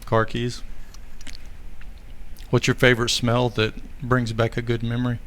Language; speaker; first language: English; native; English